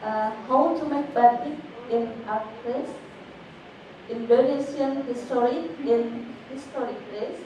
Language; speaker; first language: English; non-native, learner; Indonesian